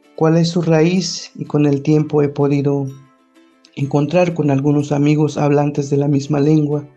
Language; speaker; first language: Spanish; non-native, local second language; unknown